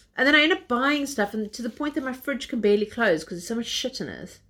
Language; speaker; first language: English; native; English